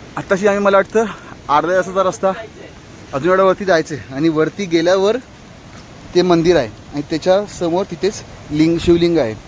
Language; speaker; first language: Marathi; non-native, local second language; Hindi